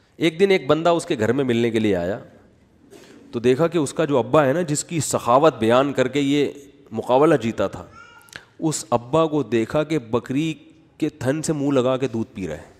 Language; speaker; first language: Urdu; native; Urdu